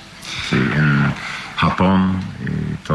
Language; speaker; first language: Spanish; non-native, learner; English